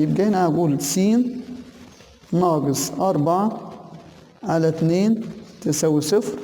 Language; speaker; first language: Arabic; native; Arabic